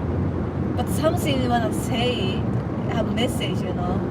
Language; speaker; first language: English; non-native, learner; Japanese